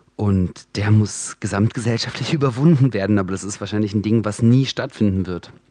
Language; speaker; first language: German; early bilingual, other home language; Russian